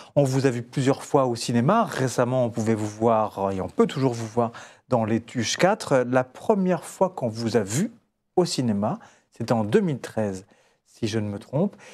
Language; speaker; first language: French; native; French